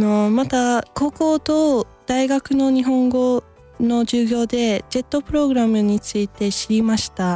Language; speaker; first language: Japanese; non-native, fluent; English